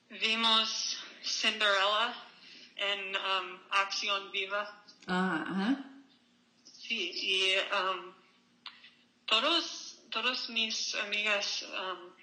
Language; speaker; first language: Spanish; non-native, learner; English